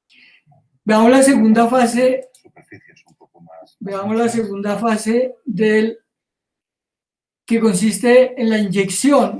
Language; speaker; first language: Spanish; native; Spanish